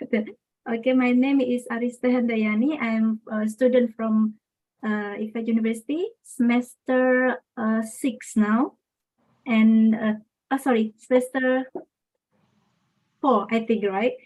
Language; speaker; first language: English; non-native, local second language; Indonesian